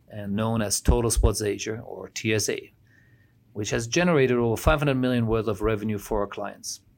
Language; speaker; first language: English; non-native, fluent; German